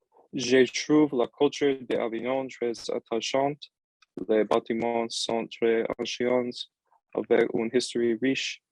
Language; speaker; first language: French; non-native, learner; English